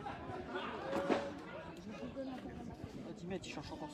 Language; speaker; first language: French; native; French